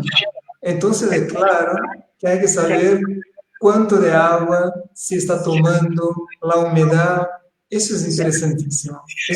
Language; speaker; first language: Spanish; non-native, fluent; Portuguese